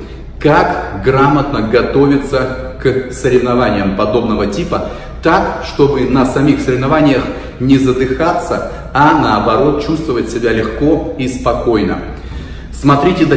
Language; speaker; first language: Russian; native; Russian